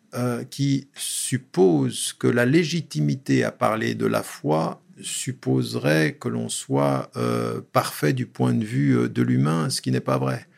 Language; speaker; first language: French; native; French